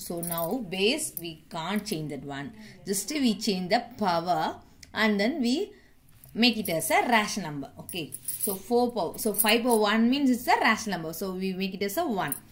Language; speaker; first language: English; non-native, local second language; Tamil